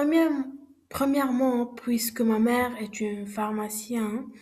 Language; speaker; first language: French; non-native, learner; Arabic